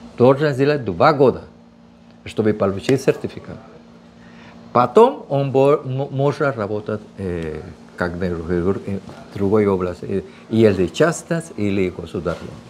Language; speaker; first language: Russian; non-native, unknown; Spanish